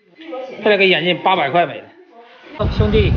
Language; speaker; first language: Chinese; native; Chinese